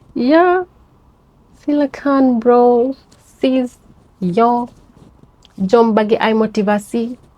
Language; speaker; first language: Malay; non-native, fluent; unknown